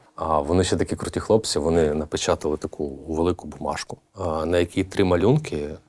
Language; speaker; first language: Ukrainian; native; Ukrainian